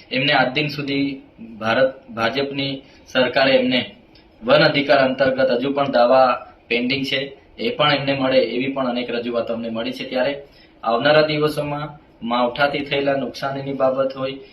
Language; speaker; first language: Gujarati; non-native, local second language; Vasavi